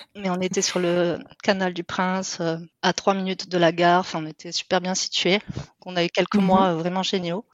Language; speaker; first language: French; native; French